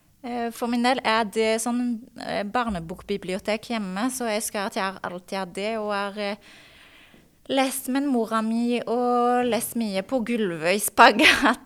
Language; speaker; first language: Norwegian; non-native, fluent; French